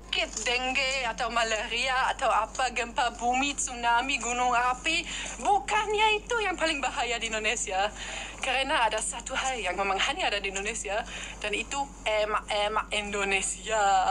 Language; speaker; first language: Indonesian; non-native, fluent; German